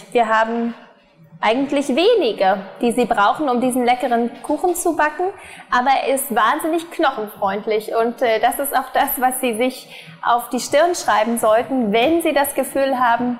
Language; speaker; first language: German; native; German